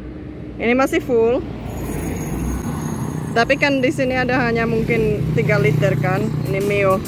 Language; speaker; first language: Indonesian; non-native, fluent; Czech